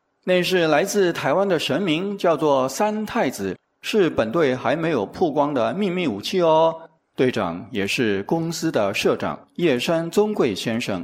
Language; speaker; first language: Chinese; native; Chinese